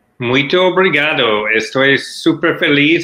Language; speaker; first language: Portuguese; non-native, learner; English